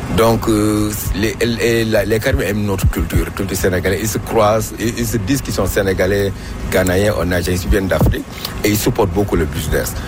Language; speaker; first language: French; non-native, local second language; Wolof